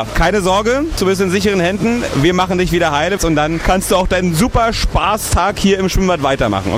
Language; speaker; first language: German; native; German